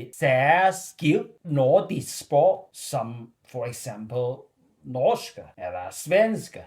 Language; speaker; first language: Danish; non-native, learner; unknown